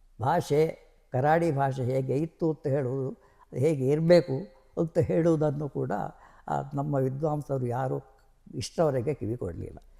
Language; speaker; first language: Kannada; non-native, local second language; Marathi